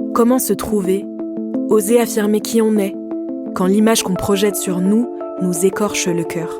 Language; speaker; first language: French; native; French